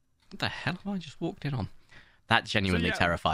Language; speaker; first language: English; native; English